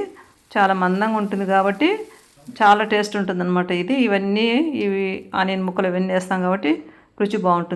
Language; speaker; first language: Telugu; native; Telugu